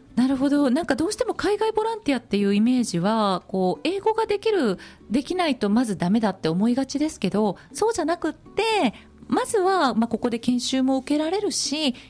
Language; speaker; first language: Japanese; native; Japanese